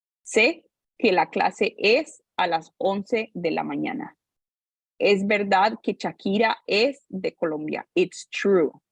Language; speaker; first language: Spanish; non-native, fluent; English